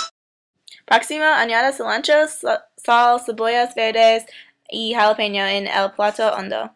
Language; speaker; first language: Spanish; non-native, learner; English